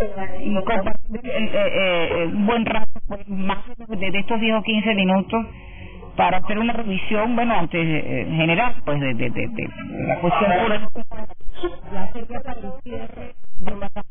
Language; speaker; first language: Spanish; native; Spanish